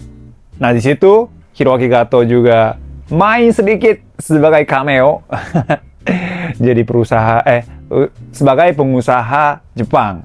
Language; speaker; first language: Indonesian; non-native, fluent; Japanese